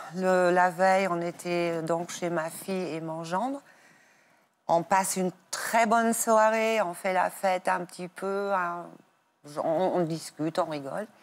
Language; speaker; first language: French; non-native, fluent; German